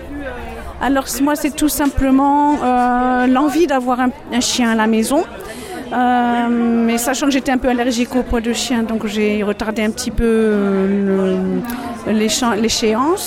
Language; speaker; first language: French; native; French